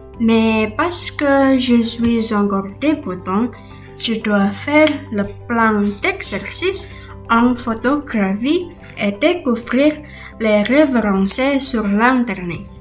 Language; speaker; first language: French; non-native, learner; Indonesian